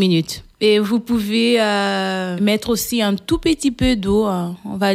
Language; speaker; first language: French; non-native, fluent; Portuguese